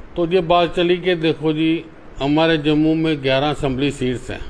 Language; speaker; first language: Hindi; native; Hindi